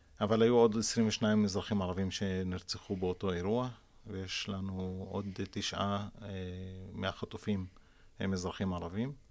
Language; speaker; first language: Hebrew; non-native, local second language; Arabic